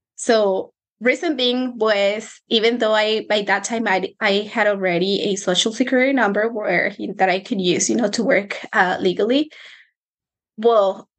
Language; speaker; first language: English; non-native, fluent; Spanish